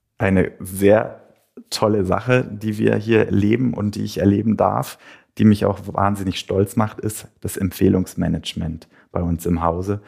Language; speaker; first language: German; native; German